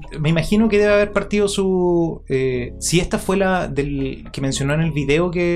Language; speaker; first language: Spanish; native; Spanish